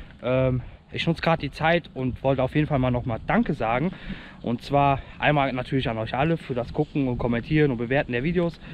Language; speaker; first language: German; native; German